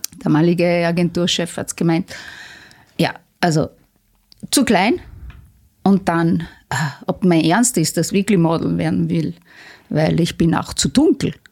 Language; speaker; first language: German; non-native, fluent; Italian